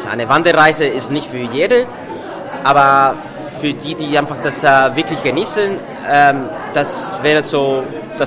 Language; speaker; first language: German; non-native, fluent; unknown